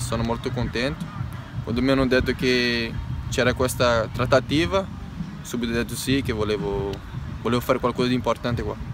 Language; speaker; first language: Italian; non-native, fluent; Portuguese